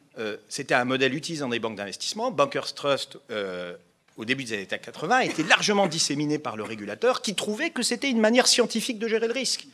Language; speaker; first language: French; native; French